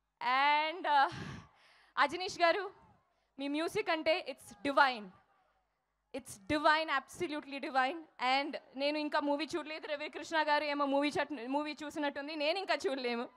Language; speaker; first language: Telugu; non-native, fluent; Malayalam